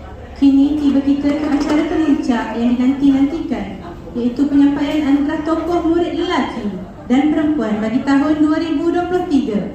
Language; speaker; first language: Malay; native; Malay